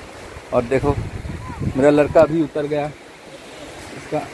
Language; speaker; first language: Hindi; non-native, local second language; Bangla